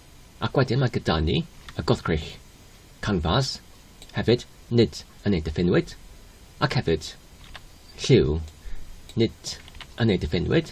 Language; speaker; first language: Welsh; non-native, learner; English